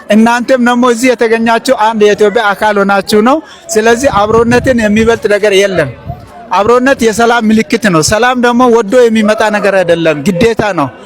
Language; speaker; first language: Amharic; non-native, local second language; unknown